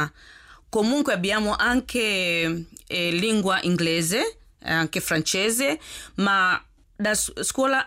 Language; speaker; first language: Italian; non-native, learner; Swahili